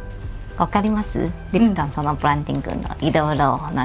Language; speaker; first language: Japanese; non-native, fluent; Chinese